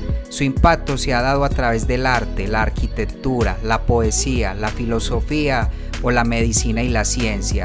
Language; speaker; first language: Spanish; native; Spanish